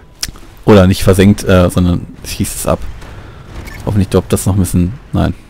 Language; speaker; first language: German; native; German